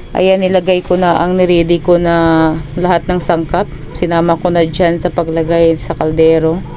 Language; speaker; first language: Filipino; non-native, local second language; Cebuano